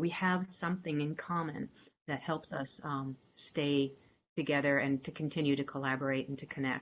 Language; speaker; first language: English; native; English